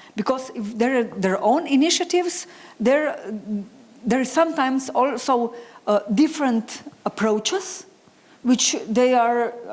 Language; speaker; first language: English; non-native, fluent; Slovenian